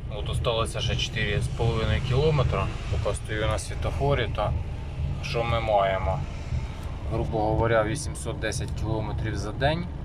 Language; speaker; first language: Ukrainian; native; Ukrainian